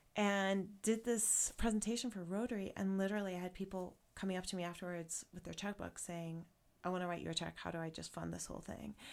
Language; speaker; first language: English; native; English